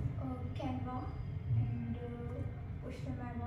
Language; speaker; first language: English; non-native, learner; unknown